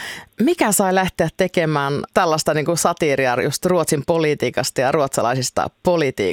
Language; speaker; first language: Finnish; native; Finnish